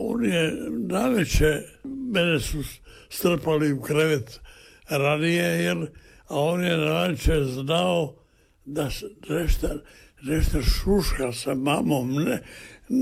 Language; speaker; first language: Serbian; native; Serbian